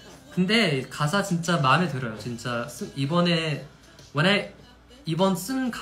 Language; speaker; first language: Korean; non-native, fluent; English